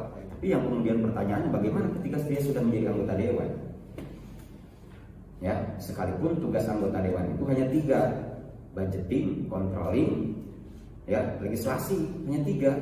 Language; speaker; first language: Indonesian; native; Indonesian